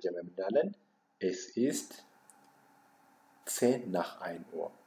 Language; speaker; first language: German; non-native, fluent; Amharic